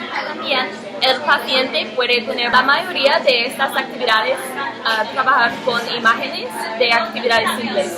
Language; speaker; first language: Spanish; non-native, learner; English